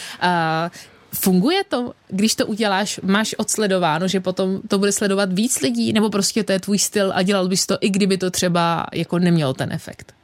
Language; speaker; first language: Czech; native; Czech